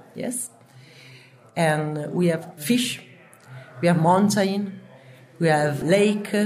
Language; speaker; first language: English; non-native, learner; Italian